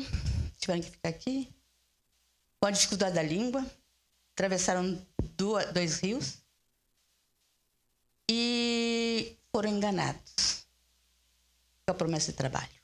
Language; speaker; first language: Portuguese; early bilingual, other home language; Spanish